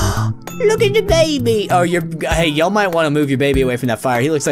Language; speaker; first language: English; native; English